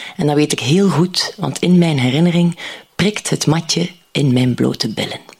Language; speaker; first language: Dutch; native; Dutch